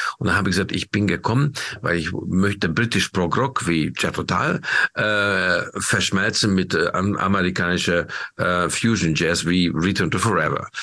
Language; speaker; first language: German; non-native, fluent; Hungarian